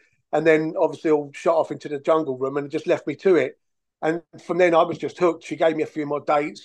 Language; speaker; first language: English; native; English